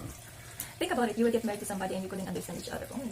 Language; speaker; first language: English; non-native, local second language; Filipino